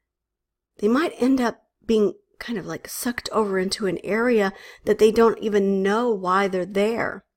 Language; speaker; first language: English; native; English